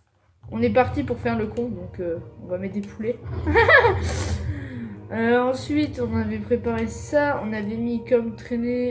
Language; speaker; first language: French; native; French